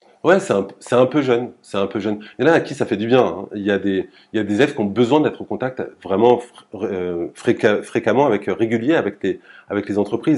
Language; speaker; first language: French; native; French